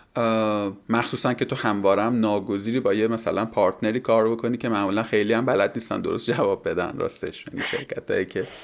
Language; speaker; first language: Persian; native; Persian